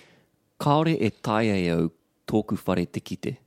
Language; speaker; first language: Māori; non-native, local second language; English